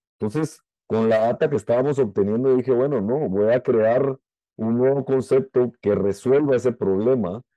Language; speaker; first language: Spanish; native; Spanish